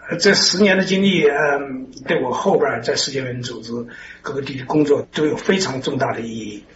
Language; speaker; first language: Chinese; native; Chinese